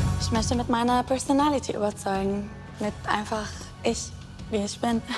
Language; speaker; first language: German; non-native, fluent; Arabic